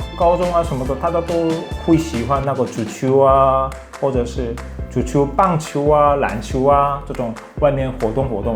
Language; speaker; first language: Chinese; non-native, fluent; Korean